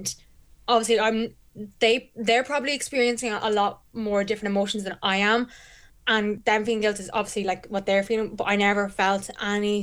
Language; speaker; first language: English; native; English